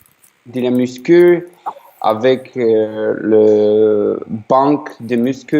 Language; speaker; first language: French; non-native, learner; Ukrainian